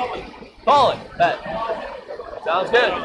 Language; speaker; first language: English; native; English